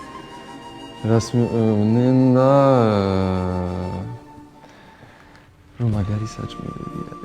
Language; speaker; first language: Georgian; early bilingual, heritage; Georgian